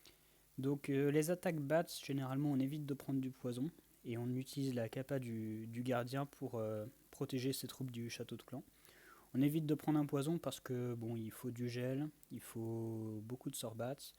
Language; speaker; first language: French; native; French